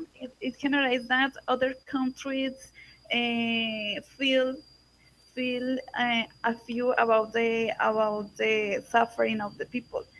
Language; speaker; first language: English; non-native, learner; Spanish